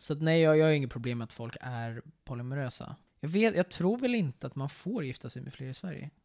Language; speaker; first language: Swedish; native; Swedish